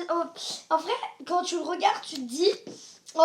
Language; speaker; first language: French; native; French